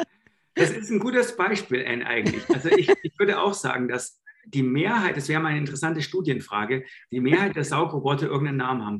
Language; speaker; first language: German; native; German